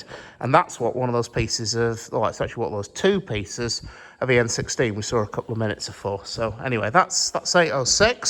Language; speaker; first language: English; native; English